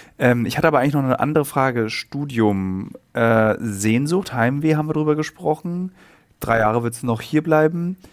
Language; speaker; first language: German; native; German